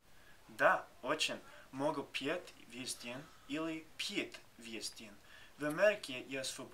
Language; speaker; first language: Russian; non-native, learner; English